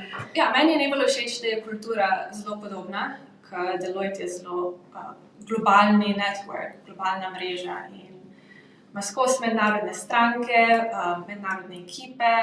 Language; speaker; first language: Slovenian; early bilingual, heritage; Slovenian